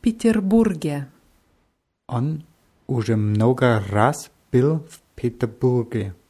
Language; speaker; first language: Russian; non-native, learner; German